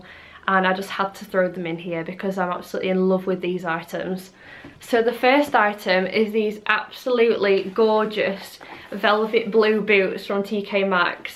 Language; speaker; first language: English; native; English